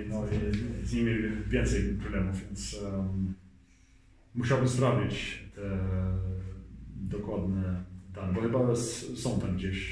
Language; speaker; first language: Polish; early bilingual, heritage; Swedish